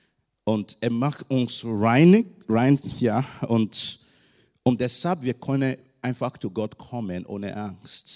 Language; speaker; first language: German; non-native, learner; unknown